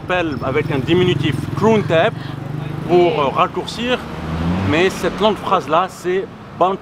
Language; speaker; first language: French; native; French